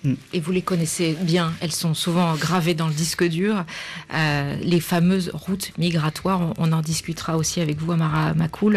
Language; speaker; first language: French; native; French